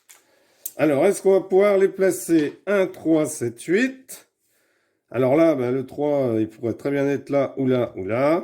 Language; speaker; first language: French; native; French